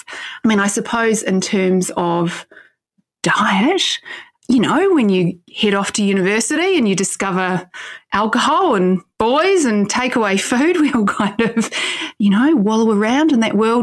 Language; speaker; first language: English; native; English